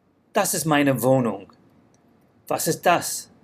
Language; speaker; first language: German; non-native, fluent; English